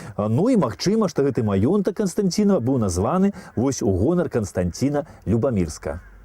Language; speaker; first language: Belarusian; native; Belarusian